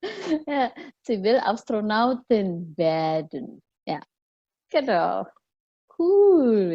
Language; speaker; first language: German; non-native, fluent; Indonesian